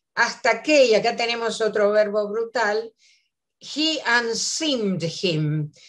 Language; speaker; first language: Spanish; native; Spanish